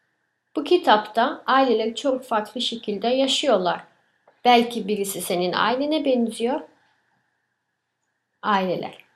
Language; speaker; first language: Turkish; early bilingual, other home language; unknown